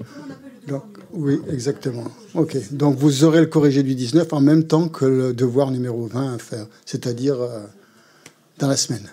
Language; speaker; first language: French; native; French